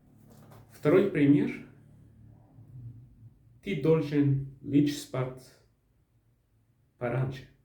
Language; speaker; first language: Russian; non-native, learner; Arabic